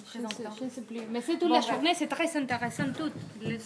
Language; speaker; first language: French; non-native, fluent; Spanish